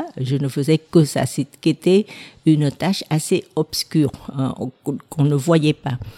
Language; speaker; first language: French; non-native, fluent; Vietnamese